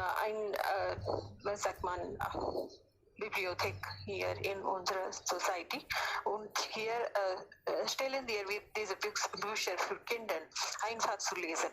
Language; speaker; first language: German; non-native, learner; Hindi